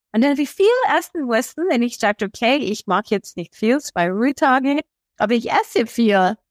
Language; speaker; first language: German; non-native, fluent; English